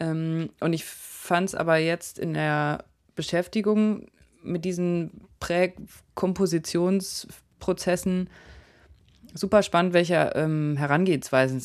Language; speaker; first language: German; native; German